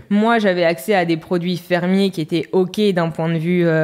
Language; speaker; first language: French; native; French